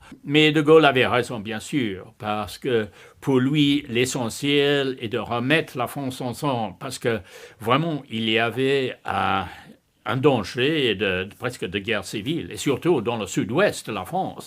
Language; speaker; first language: French; non-native, fluent; English